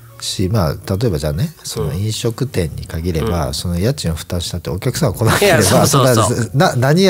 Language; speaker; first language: Japanese; native; Japanese